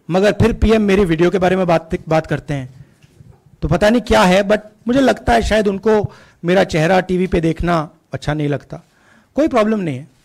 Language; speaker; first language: Hindi; native; Hindi